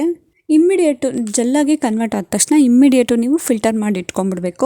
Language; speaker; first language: Kannada; native; Kannada